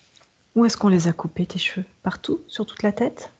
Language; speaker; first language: French; native; French